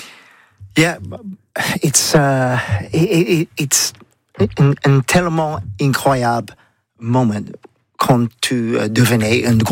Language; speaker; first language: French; non-native, learner; English